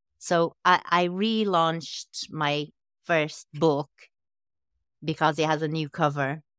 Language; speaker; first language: English; non-native, fluent; Portuguese